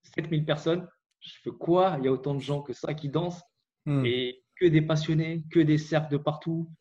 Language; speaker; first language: French; native; French